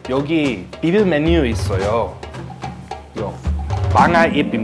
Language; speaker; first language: Korean; non-native, learner; English